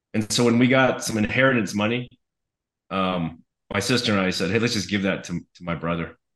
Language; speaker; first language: English; native; English